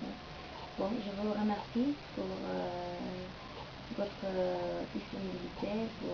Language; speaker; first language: French; non-native, learner; Spanish